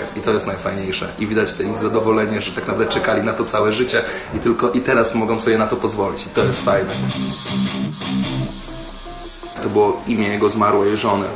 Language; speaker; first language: Polish; native; Polish